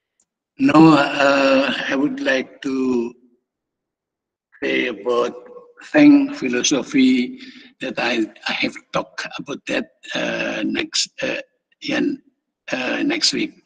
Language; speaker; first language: English; non-native, fluent; Indonesian